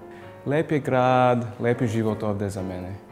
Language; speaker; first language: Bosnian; non-native, learner; English